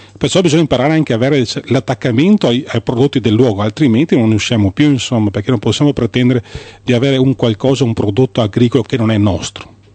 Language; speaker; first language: Italian; native; Italian